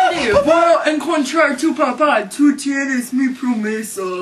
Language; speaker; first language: Spanish; non-native, learner; English